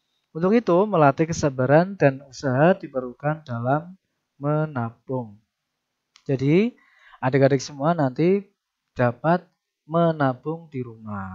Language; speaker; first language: Indonesian; native; Indonesian